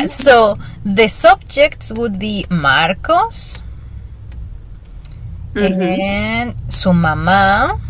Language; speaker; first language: English; non-native, fluent; Spanish